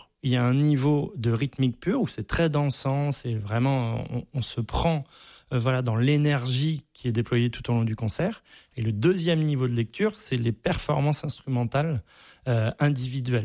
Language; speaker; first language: French; native; French